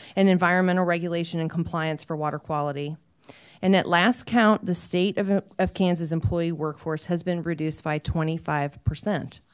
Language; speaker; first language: English; native; English